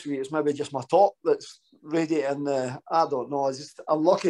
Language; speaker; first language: English; native; English